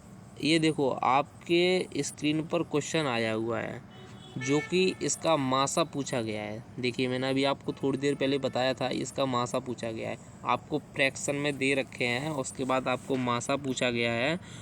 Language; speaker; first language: Hindi; native; Hindi